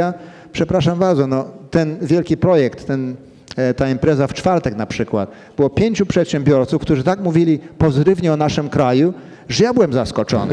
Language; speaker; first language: Polish; early bilingual, heritage; Polish